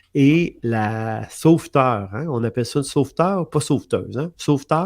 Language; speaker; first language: French; native; French